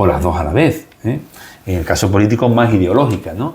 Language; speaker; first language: Spanish; native; Spanish